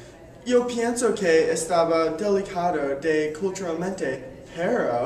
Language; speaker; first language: Spanish; non-native, learner; English